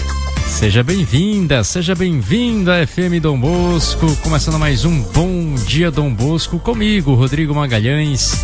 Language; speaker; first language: Portuguese; native; Portuguese